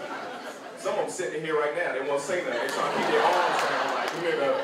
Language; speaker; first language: English; native; English